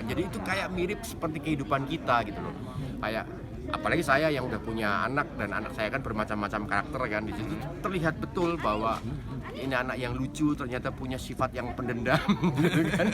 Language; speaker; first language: Indonesian; native; Indonesian